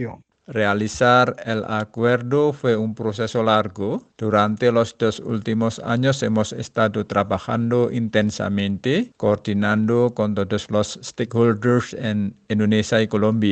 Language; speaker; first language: Spanish; non-native, fluent; Indonesian